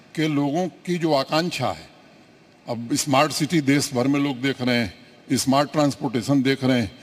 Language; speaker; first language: Hindi; native; Hindi